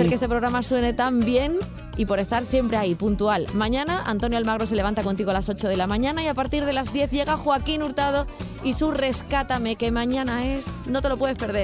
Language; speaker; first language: Spanish; native; Spanish